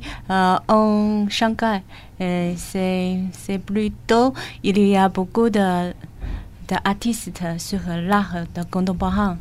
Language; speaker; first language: French; non-native, learner; Chinese